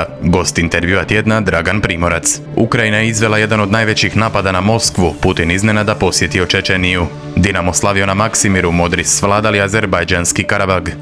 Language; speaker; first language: Croatian; native; Croatian